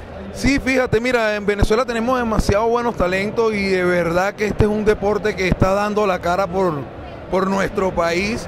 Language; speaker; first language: Spanish; native; Spanish